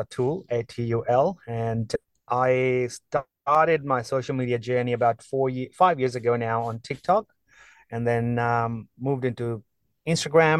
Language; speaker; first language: English; non-native, local second language; Punjabi